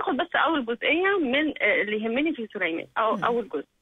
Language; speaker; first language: Arabic; native; Arabic